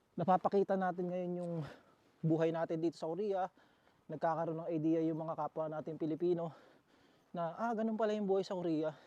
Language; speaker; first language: Filipino; native; Filipino